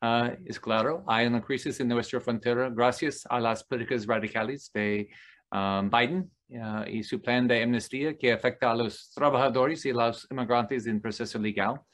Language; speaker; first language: Spanish; non-native, learner; English